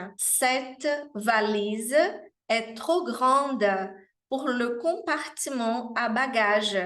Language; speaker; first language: French; non-native, fluent; Portuguese